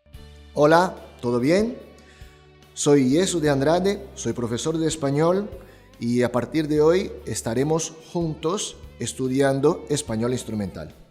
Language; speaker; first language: Spanish; non-native, fluent; Portuguese